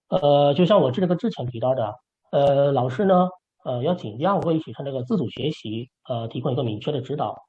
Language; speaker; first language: Chinese; native; Chinese